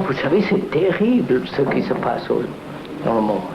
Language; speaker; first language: French; non-native, learner; Telugu